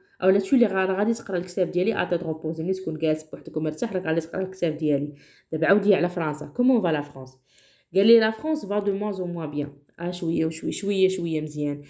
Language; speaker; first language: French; non-native, local second language; Arabic